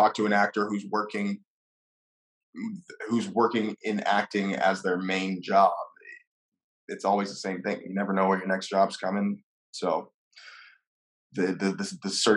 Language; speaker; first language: English; non-native, fluent; French